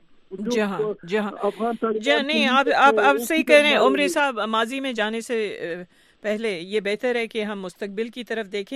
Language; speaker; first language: Urdu; native; Urdu